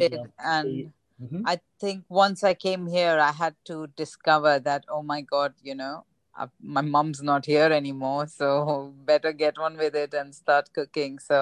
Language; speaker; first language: English; non-native, local second language; Gujarati